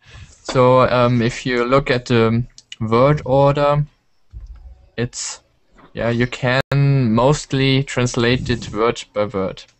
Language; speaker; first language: English; non-native, learner; German